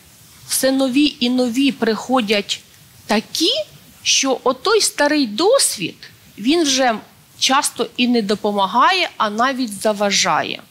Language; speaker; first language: Ukrainian; native; Ukrainian